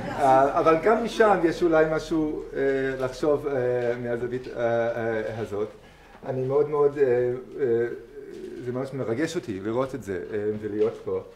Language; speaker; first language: Hebrew; non-native, fluent; English